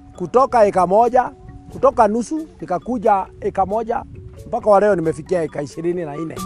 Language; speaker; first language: Swahili; non-native, local second language; Kikuyu